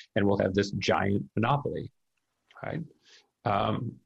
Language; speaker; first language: English; native; English